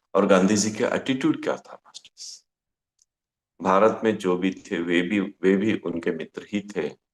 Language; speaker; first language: Hindi; non-native, local second language; Kannada